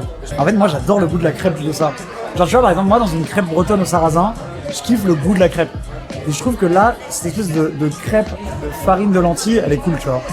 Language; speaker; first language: French; native; French